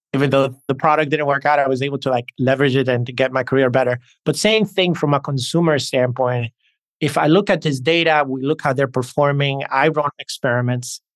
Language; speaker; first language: English; early bilingual, other home language; Spanish